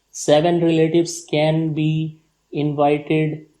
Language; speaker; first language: English; non-native, local second language; Nepali